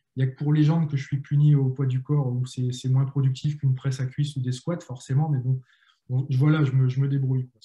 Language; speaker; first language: French; native; French